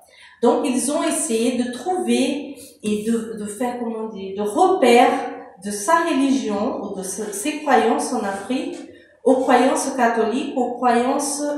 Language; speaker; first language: French; non-native, fluent; Portuguese